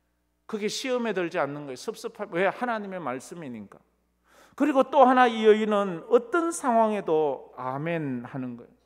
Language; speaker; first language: Korean; native; Korean